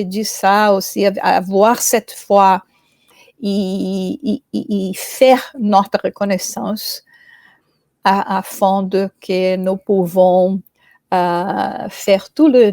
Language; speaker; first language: French; non-native, fluent; Portuguese